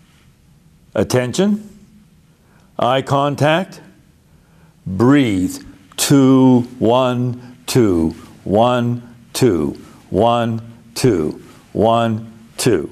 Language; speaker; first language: English; native; English